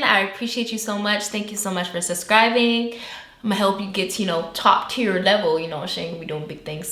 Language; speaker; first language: English; native; English